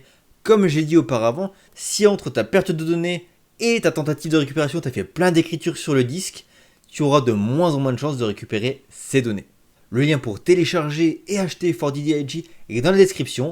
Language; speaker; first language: French; native; French